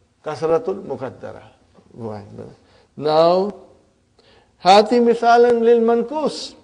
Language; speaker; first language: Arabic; non-native, fluent; Urdu